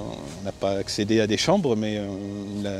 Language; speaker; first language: French; native; French